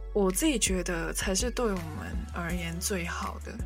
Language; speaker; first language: Chinese; non-native, local second language; Cantonese